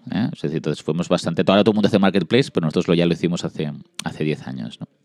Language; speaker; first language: Spanish; early bilingual, other home language; French